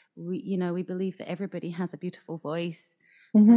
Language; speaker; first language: English; native; English